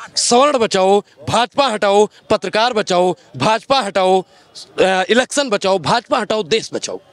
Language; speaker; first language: Hindi; native; Hindi